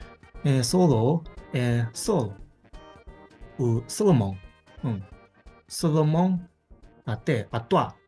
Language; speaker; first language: French; non-native, fluent; Japanese